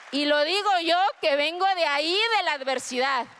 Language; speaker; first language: Spanish; early bilingual, other home language; Zapotec